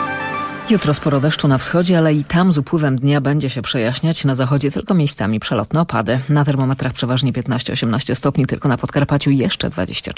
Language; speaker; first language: Polish; native; Polish